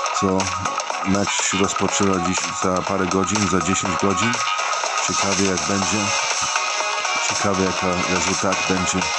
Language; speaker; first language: Polish; early bilingual, heritage; Polish